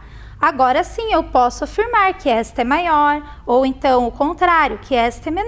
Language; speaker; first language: Portuguese; native; Portuguese